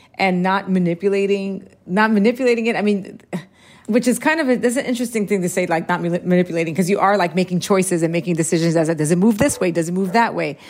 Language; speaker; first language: English; early bilingual, heritage; Spanish